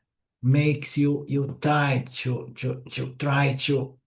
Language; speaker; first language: English; non-native, fluent; Portuguese